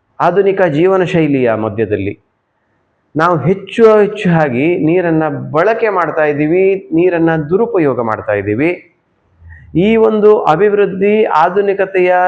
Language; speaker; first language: Kannada; non-native, local second language; Konkani